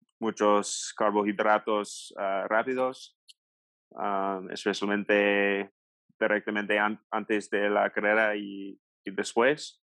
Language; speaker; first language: Spanish; non-native, learner; English